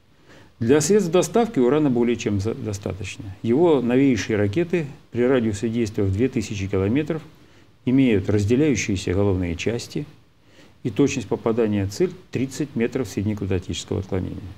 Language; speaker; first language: Russian; native; Russian